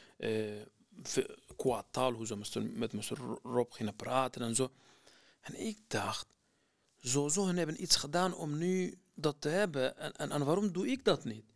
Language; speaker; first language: Dutch; non-native, fluent; Kurdish